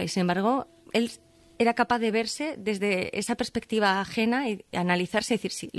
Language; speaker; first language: Spanish; native; Spanish